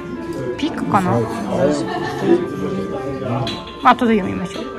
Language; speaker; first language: Japanese; non-native, learner; German